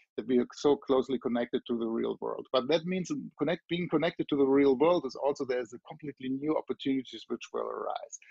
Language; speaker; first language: English; non-native, fluent; German